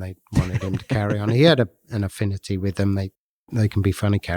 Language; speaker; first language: English; native; English